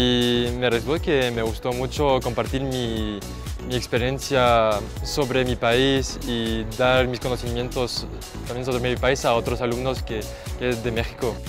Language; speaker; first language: Spanish; non-native, learner; French